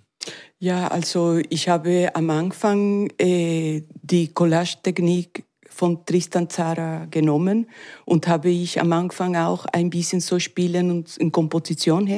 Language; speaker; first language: German; non-native, learner; Spanish